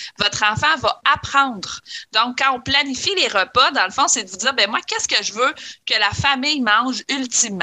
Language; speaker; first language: French; native; French